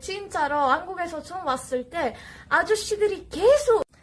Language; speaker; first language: Korean; non-native, fluent; Italian